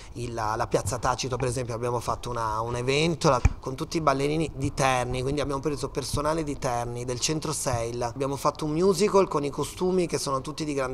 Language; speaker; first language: Italian; native; Italian